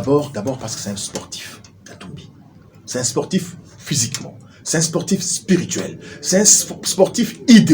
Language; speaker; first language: French; non-native, local second language; Lingala